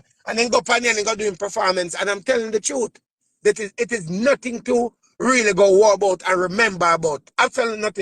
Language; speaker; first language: English; native; English